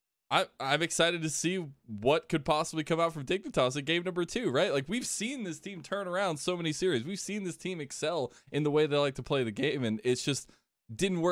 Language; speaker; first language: English; native; English